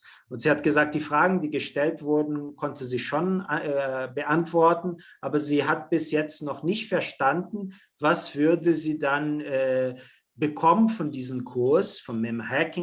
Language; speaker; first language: German; non-native, fluent; Portuguese